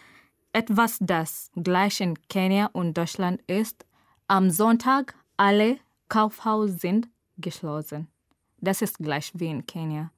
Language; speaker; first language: German; non-native, learner; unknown